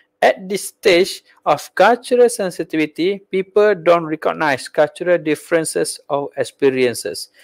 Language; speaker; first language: English; non-native, local second language; Malay